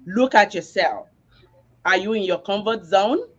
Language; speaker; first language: English; non-native, local second language; Yoruba